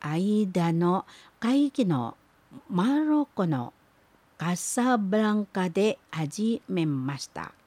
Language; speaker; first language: Japanese; non-native, learner; Indonesian